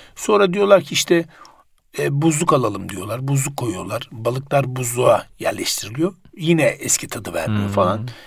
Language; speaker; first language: Turkish; native; Turkish